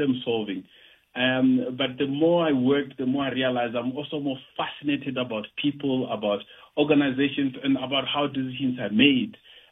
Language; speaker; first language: English; non-native, local second language; Venda